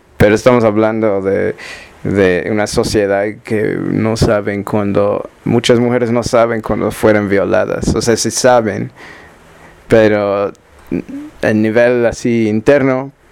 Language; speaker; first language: Spanish; non-native, learner; English